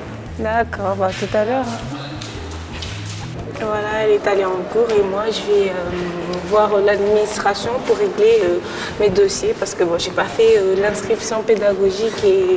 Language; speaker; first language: French; non-native, local second language; Comorian